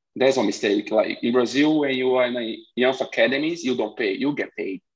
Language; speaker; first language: English; non-native, fluent; Portuguese